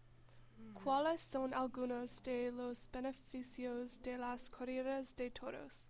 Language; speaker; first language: Spanish; non-native, learner; English